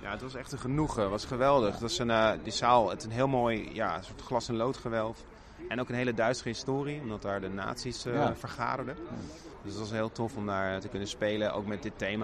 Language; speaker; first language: Dutch; native; Dutch